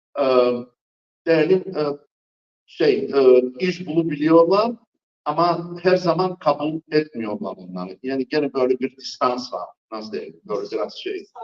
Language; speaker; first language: Turkish; non-native, fluent; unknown